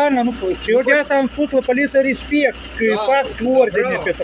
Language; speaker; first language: Russian; native; Russian